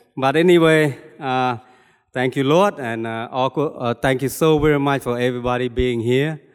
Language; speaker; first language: English; non-native, fluent; Khmer